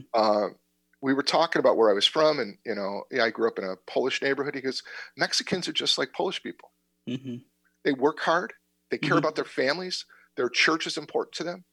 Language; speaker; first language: English; native; English